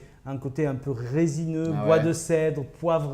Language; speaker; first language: French; native; French